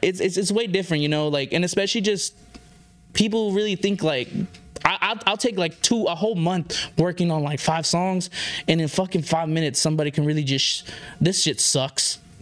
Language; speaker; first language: English; early bilingual, other home language; Spanish